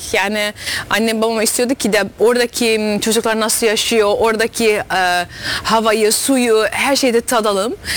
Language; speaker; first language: Turkish; early bilingual, heritage; Dutch